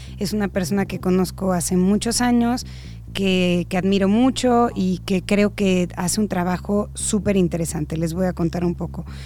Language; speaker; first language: Spanish; native; Spanish